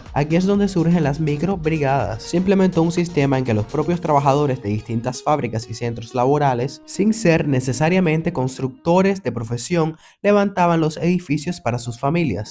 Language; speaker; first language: Spanish; native; Spanish